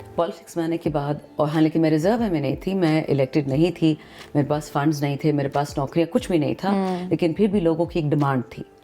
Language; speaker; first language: Urdu; non-native, local second language; Pashto